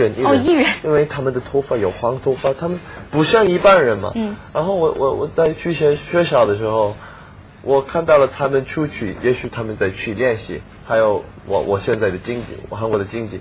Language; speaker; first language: Chinese; non-native, learner; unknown